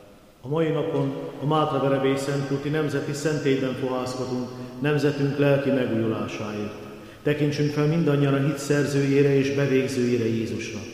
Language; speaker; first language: Hungarian; native; Hungarian